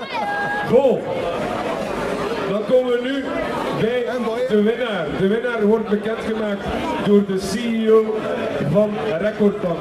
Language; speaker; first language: Dutch; native; Dutch